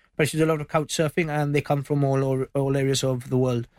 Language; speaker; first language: English; early bilingual, other home language; Spanish